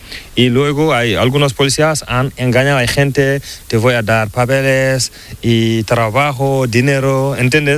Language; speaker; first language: Spanish; non-native, learner; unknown